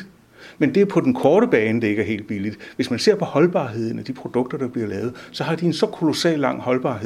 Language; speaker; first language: Danish; native; Danish